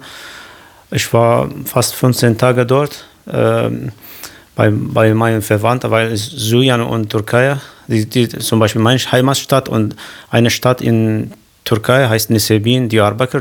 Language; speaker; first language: German; non-native, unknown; Kurdish